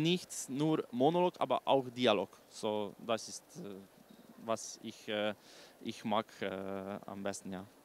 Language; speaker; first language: German; non-native, learner; Slovenian